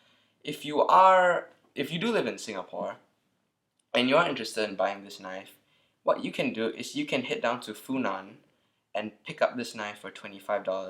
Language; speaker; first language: English; native; English